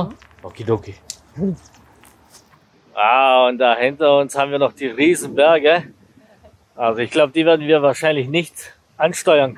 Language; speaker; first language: German; native; German